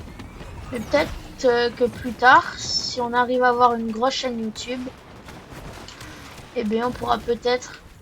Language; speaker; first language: French; native; French